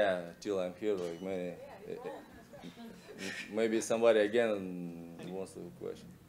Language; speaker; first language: English; non-native, learner; Russian